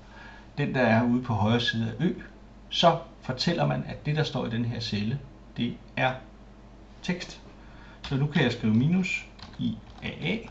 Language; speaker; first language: Danish; native; Danish